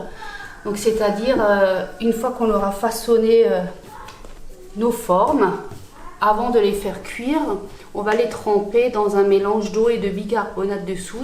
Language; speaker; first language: French; native; French